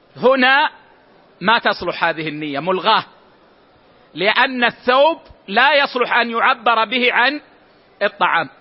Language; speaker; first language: Arabic; native; Arabic